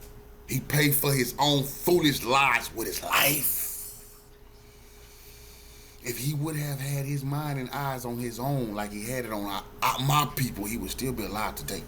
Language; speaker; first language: English; native; English